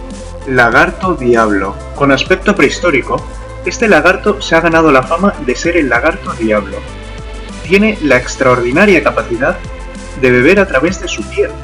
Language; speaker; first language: Spanish; native; Spanish